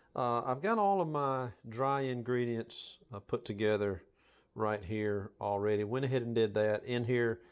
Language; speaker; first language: English; native; English